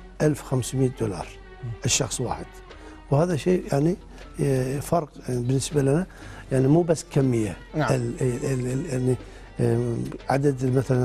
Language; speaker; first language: Arabic; non-native, fluent; Turkish